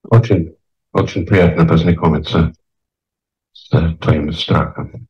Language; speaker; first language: Russian; non-native, fluent; English